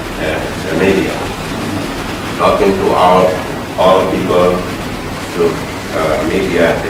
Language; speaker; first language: English; non-native, fluent; Indonesian